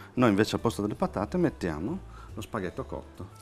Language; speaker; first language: Italian; native; Italian